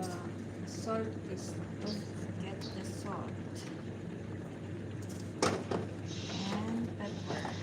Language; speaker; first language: English; non-native, learner; Bikol